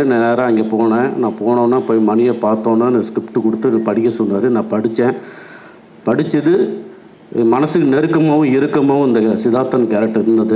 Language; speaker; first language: Tamil; native; Tamil